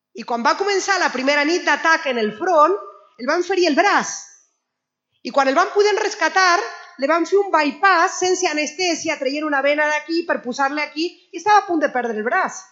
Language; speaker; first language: Catalan; non-native, fluent; Spanish